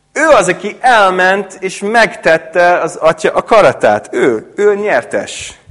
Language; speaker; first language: Hungarian; non-native, fluent; English